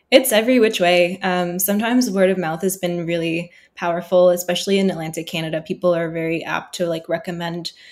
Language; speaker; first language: English; native; English